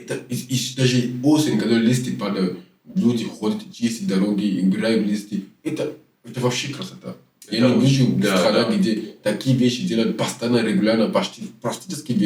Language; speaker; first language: Russian; non-native, fluent; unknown